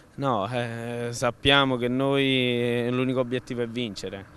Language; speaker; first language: Italian; native; Italian